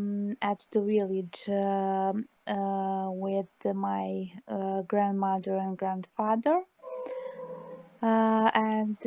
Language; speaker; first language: English; non-native, learner; Serbian